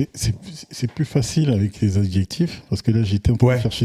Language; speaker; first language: French; native; French